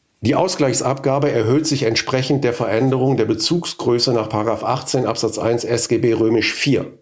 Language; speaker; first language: German; native; German